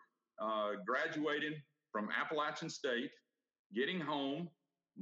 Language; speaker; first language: English; native; English